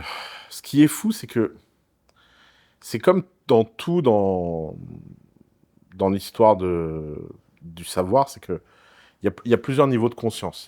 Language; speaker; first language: French; native; French